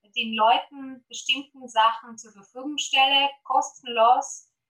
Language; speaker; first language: German; non-native, fluent; Polish